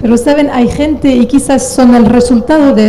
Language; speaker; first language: Spanish; non-native, fluent; French